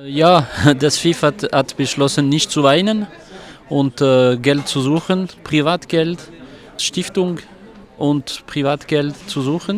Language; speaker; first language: German; non-native, local second language; French